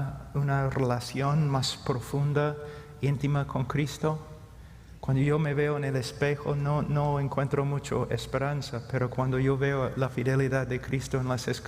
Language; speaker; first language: Spanish; non-native, fluent; English